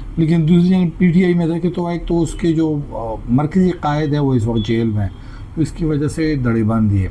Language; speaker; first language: Urdu; non-native, local second language; Pashto